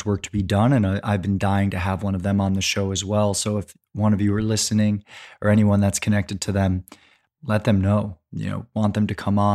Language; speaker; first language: English; native; English